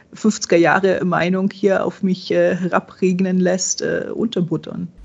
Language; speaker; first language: German; early bilingual, other home language; Czech